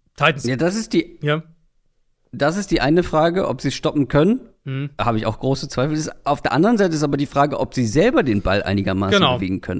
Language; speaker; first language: German; native; German